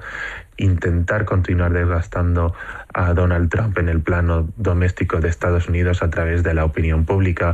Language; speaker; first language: Spanish; native; Spanish